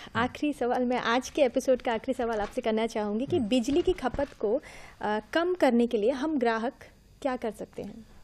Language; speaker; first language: Hindi; non-native, local second language; Bangla